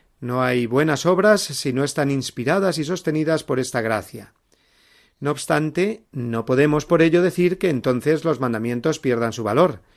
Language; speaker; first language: Spanish; native; Spanish